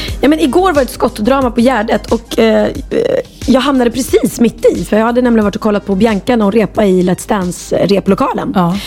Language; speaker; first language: Swedish; native; Swedish